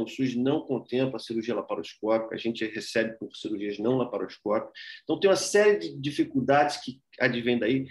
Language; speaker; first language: Portuguese; native; Portuguese